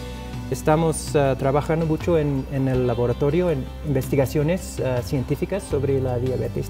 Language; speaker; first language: Spanish; non-native, fluent; English